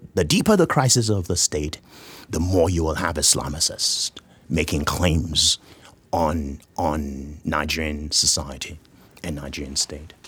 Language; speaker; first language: English; non-native, local second language; Yoruba